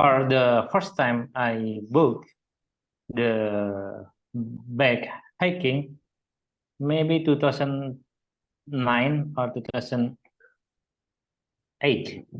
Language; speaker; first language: English; non-native, learner; Indonesian